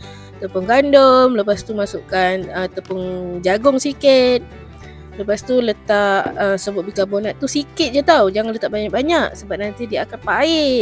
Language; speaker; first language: Malay; native; Malay